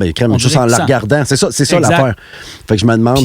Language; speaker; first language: French; native; French